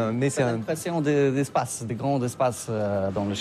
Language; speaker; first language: French; non-native, learner; Polish